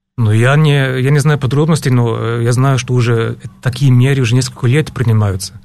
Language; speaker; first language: Russian; non-native, fluent; German